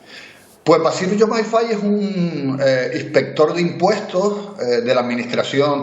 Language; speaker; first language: Spanish; native; Spanish